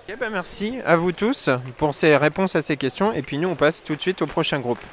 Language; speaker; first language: French; native; French